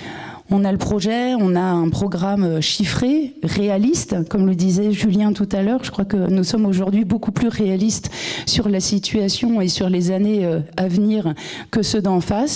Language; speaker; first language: French; native; French